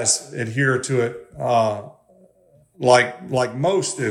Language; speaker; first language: English; native; English